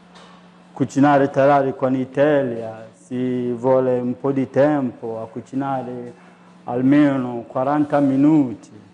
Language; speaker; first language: Italian; non-native, learner; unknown